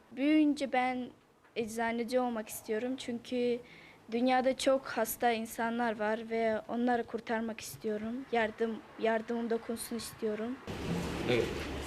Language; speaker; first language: Turkish; early bilingual, heritage; Turkish